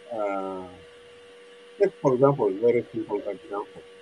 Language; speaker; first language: English; non-native, fluent; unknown